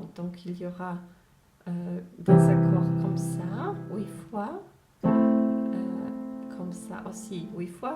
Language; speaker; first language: French; non-native, fluent; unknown